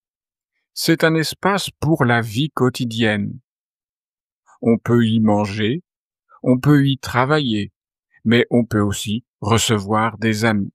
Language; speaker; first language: French; native; French